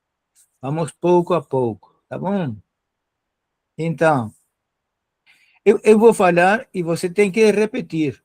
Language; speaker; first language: Portuguese; non-native, learner; Spanish